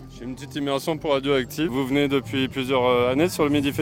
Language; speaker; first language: French; native; French